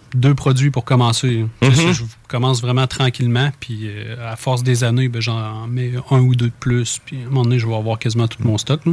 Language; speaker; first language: French; native; French